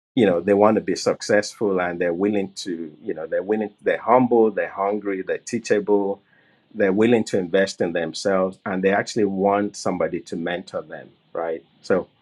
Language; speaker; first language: English; non-native, local second language; Yoruba